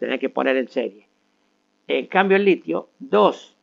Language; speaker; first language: Spanish; native; Spanish